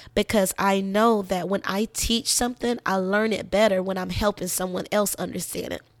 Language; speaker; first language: English; native; English